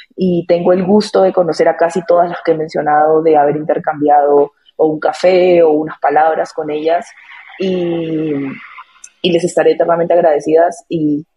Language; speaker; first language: Spanish; native; Spanish